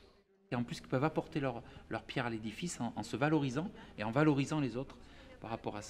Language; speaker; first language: French; native; French